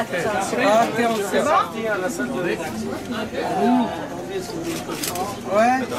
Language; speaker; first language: French; non-native, learner; Arabic